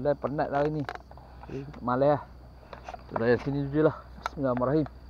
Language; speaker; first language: Malay; native; Malay